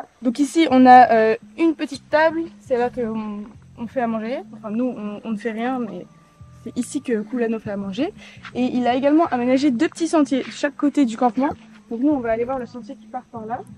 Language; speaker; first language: French; native; French